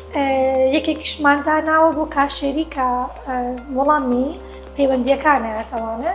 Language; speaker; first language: Central Kurdish; native; Central Kurdish